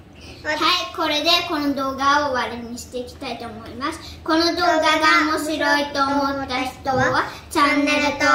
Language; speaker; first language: Japanese; early bilingual, heritage; Japanese